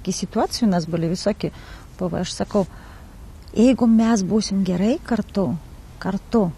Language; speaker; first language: Lithuanian; non-native, learner; Kazakh